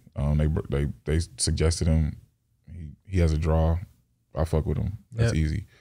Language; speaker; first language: English; native; English